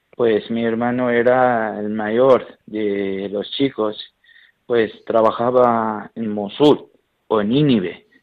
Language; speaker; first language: Spanish; non-native, learner; Arabic